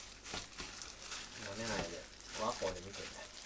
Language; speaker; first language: Japanese; native; Japanese